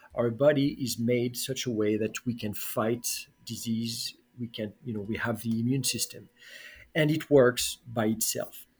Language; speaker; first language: English; non-native, fluent; French